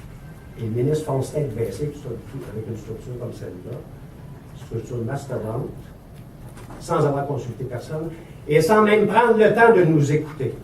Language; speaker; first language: French; native; French